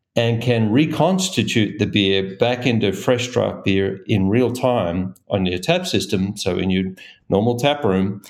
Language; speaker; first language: English; native; English